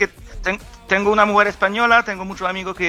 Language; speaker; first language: Spanish; non-native, fluent; French